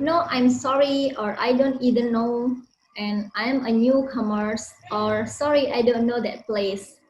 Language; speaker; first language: English; non-native, learner; Indonesian